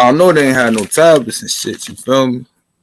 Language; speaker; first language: English; native; English